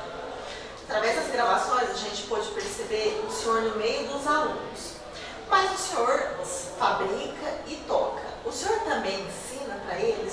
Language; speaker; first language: Portuguese; native; Portuguese